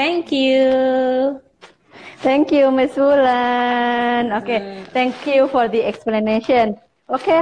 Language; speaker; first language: English; non-native, fluent; Indonesian